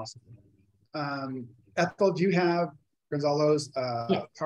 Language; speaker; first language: English; native; English